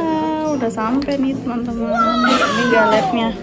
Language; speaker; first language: Indonesian; native; Indonesian